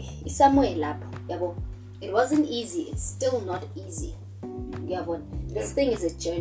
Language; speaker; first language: English; non-native, local second language; Zulu